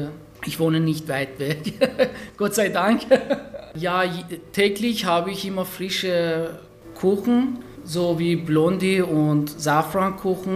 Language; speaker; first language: German; non-native, fluent; Persian